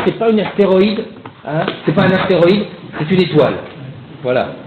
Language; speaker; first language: French; native; French